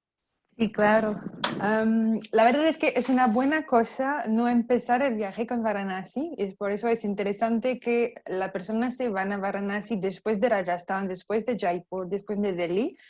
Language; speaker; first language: Spanish; non-native, fluent; French